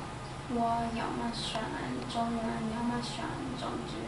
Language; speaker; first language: Chinese; non-native, learner; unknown